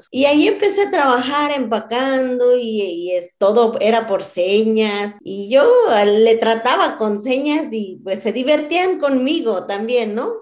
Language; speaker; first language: Spanish; non-native, local second language; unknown